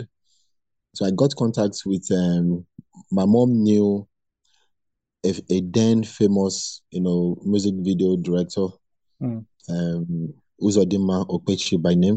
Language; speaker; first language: English; non-native, local second language; Igbo